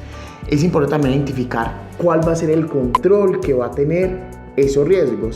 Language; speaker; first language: Spanish; native; Spanish